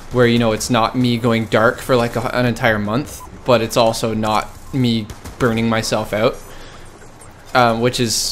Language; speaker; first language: English; native; English